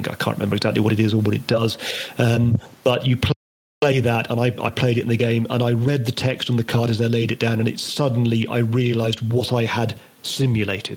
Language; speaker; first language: English; native; English